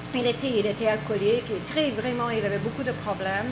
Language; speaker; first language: French; native; French